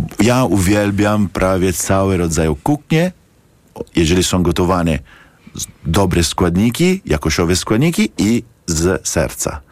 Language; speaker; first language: Polish; non-native, learner; Italian